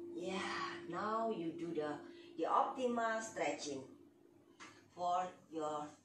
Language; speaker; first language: English; non-native, learner; Indonesian